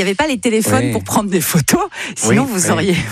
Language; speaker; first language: French; native; French